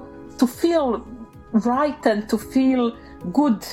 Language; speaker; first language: English; non-native, fluent; Bosnian